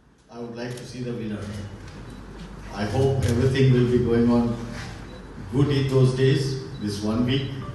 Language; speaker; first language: English; non-native, local second language; Telugu